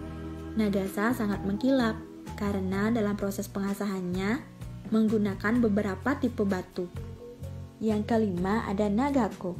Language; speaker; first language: Indonesian; native; Indonesian